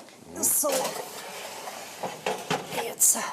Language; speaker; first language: German; non-native, learner; Russian